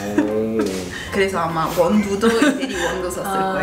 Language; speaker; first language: Korean; non-native, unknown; Italian